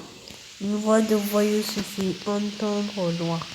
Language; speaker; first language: French; native; French